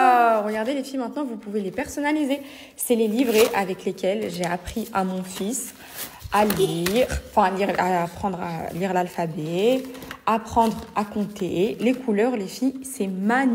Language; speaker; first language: French; native; French